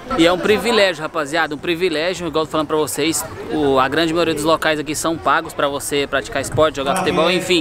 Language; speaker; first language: Portuguese; native; Portuguese